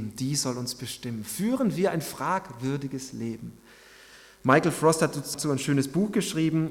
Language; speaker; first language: German; native; German